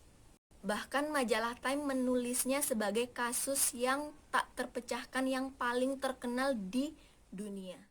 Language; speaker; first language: Indonesian; native; Indonesian